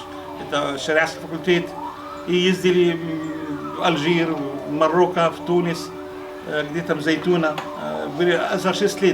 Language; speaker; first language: Russian; non-native, fluent; Arabic